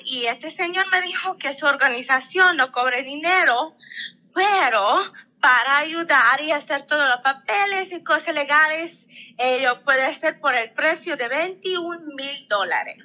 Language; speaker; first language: Spanish; non-native, fluent; Russian